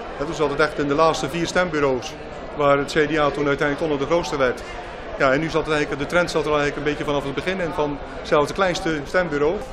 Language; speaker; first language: Dutch; native; Dutch